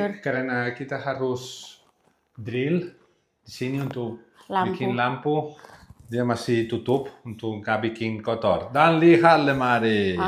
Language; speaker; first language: Indonesian; non-native, learner; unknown